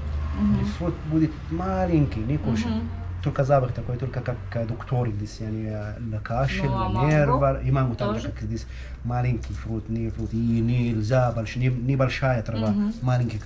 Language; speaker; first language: Russian; non-native, learner; Arabic